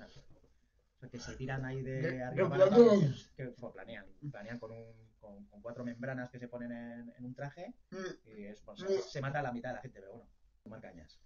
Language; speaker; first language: Spanish; native; Spanish